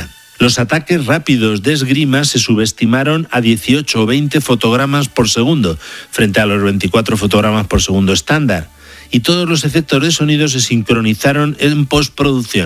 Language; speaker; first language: Spanish; native; Spanish